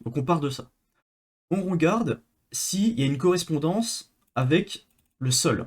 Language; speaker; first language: French; native; French